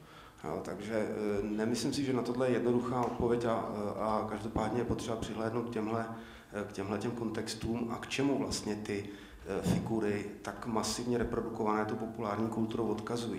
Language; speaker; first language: Czech; native; Czech